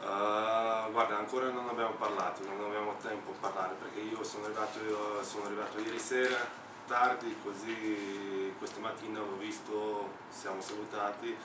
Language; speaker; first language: Italian; non-native, fluent; Slovenian